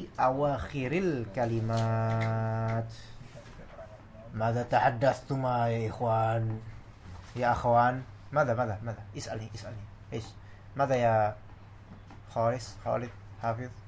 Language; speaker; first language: Arabic; non-native, fluent; Indonesian